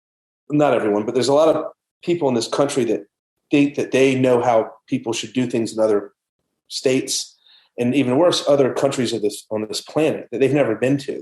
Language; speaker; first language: English; native; English